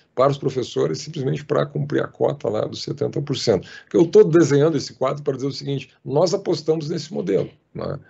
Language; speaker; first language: Portuguese; native; Portuguese